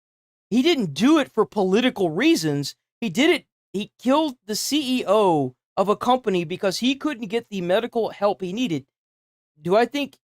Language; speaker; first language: English; native; English